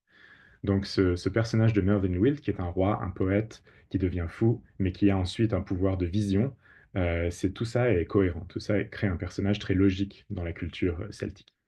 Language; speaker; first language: French; native; French